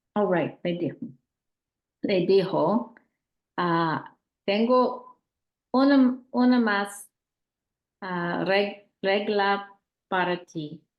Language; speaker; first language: Spanish; non-native, learner; English